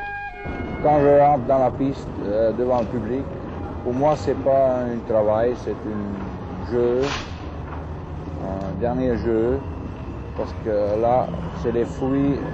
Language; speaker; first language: French; non-native, fluent; German